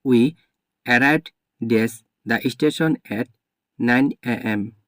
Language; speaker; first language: English; non-native, local second language; Assamese